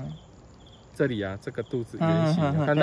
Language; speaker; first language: Chinese; native; Chinese